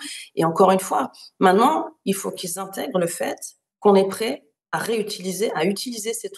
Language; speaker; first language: French; native; French